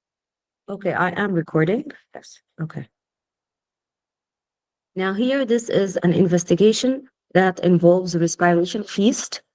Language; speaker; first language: English; non-native, fluent; Arabic